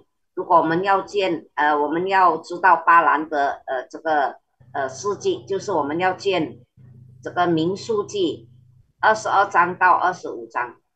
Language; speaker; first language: Chinese; early bilingual, heritage; Chinese